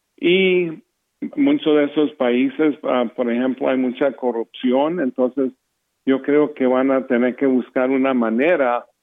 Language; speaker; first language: Spanish; early bilingual, heritage; English